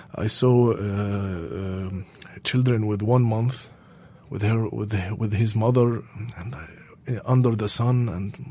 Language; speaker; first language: English; non-native, learner; Arabic